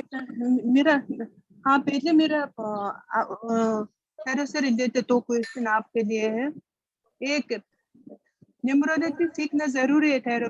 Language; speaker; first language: Hindi; non-native, fluent; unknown